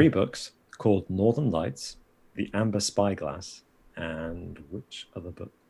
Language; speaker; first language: English; native; English